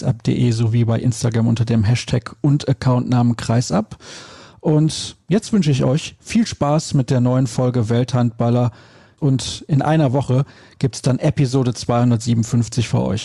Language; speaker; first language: German; native; German